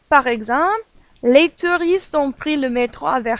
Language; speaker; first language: French; non-native, fluent; English